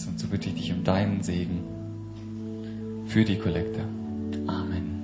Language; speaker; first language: German; native; German